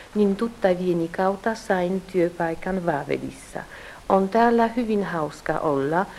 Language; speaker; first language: Finnish; early bilingual, heritage; Polish